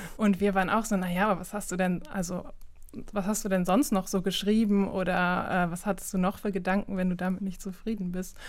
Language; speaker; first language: German; native; German